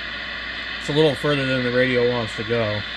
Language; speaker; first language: English; native; English